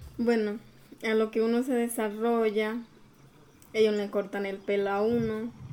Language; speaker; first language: Spanish; non-native, local second language; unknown